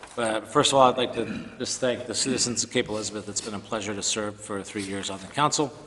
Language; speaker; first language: English; native; English